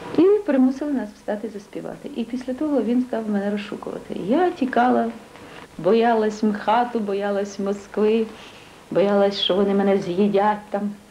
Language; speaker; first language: Ukrainian; native; Ukrainian